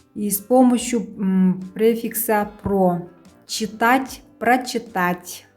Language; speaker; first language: Russian; non-native, local second language; Kazakh